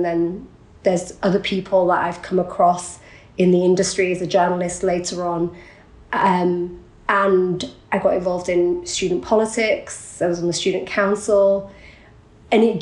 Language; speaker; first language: English; native; English